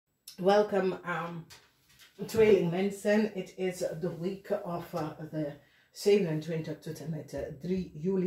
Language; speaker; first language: Dutch; non-native, learner; English